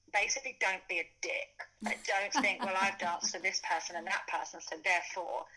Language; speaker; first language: English; native; English